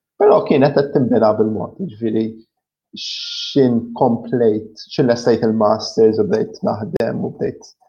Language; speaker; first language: Maltese; early bilingual, heritage; Maltese